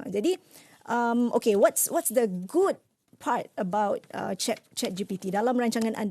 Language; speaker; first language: Malay; native; Malay